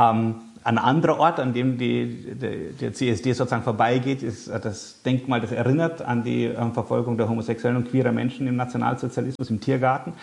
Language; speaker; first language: German; native; German